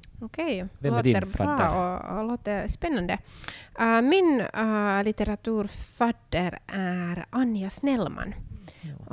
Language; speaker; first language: Swedish; non-native, local second language; Finnish